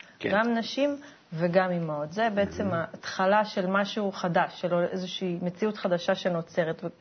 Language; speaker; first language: Hebrew; native; Hebrew